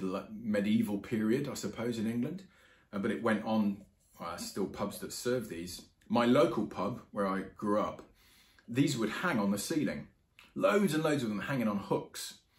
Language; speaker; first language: English; native; English